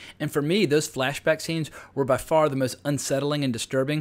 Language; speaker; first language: English; native; English